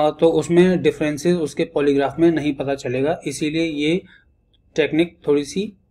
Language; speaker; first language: Hindi; native; Hindi